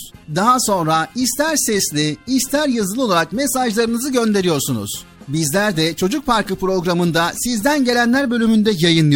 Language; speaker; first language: Turkish; native; Turkish